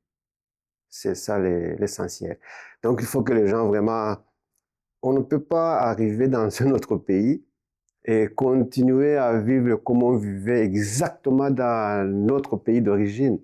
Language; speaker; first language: French; non-native, local second language; Kinyarwanda